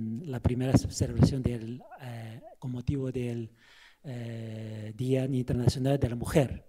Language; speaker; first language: Spanish; non-native, fluent; Chinese